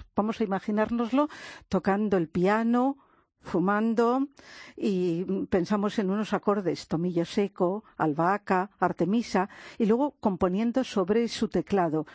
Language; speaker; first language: Spanish; native; Spanish